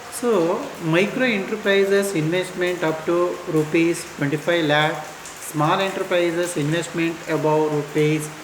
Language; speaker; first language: English; non-native, local second language; Kannada